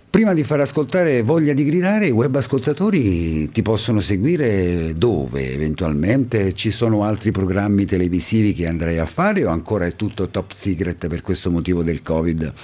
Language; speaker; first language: Italian; native; Italian